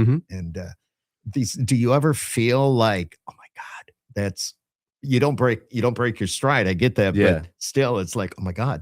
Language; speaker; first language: English; native; English